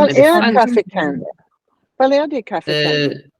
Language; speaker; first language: Danish; non-native, learner; English